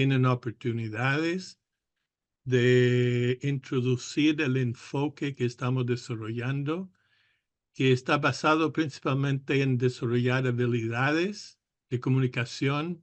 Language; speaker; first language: Spanish; non-native, fluent; English